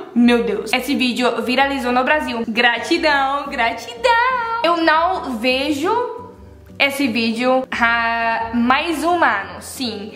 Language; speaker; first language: Portuguese; non-native, learner; Dutch